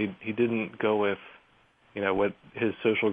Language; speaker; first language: English; native; English